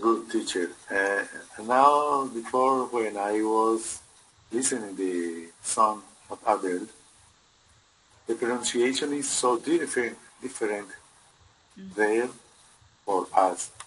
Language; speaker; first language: English; non-native, learner; Spanish